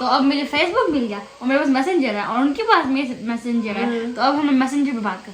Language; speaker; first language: Hindi; early bilingual, heritage; Hindi